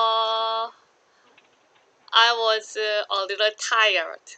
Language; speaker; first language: English; non-native, learner; Korean